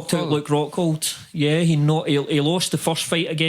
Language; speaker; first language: English; native; English